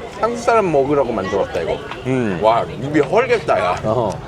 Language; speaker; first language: Korean; native; Korean